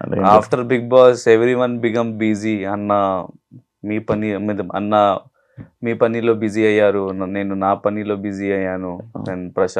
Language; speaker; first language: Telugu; non-native, learner; Hindi